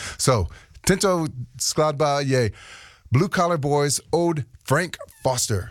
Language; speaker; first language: Czech; non-native, learner; English